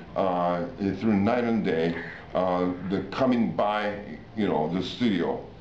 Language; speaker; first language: English; non-native, fluent; Japanese